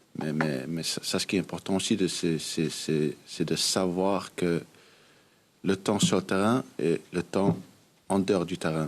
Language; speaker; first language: French; early bilingual, heritage; Danish